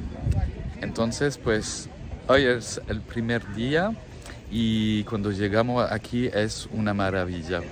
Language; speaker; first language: Spanish; non-native, fluent; French